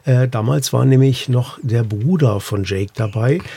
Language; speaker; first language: German; native; German